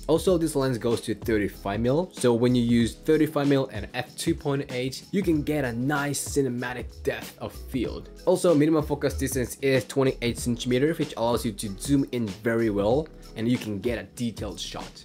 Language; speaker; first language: English; non-native, fluent; Japanese